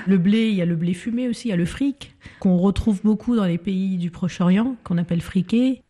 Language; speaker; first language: French; early bilingual, other home language; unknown